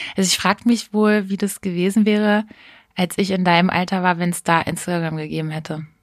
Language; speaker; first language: German; native; German